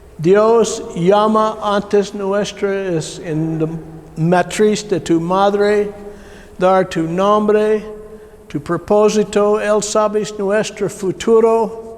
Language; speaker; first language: Spanish; non-native, learner; English